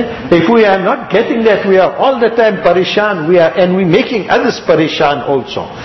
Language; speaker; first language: English; native; English